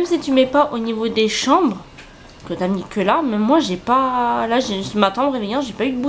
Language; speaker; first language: French; native; French